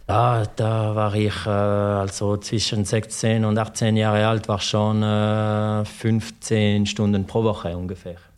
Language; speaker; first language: German; non-native, local second language; French